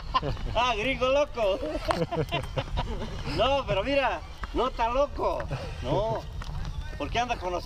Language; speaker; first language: Spanish; native; Spanish